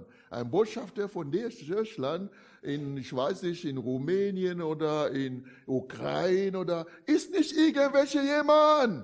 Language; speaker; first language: German; non-native, fluent; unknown